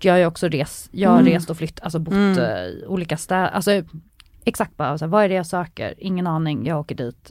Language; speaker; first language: Swedish; native; Swedish